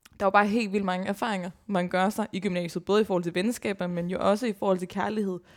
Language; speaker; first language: Danish; native; Danish